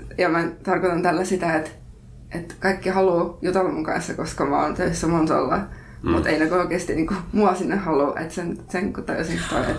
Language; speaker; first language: Finnish; early bilingual, heritage; Finnish